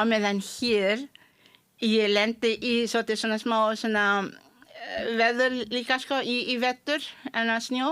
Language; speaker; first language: Icelandic; non-native, fluent; Malay